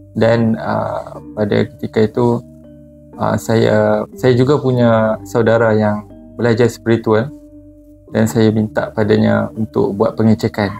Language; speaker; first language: Malay; native; Malay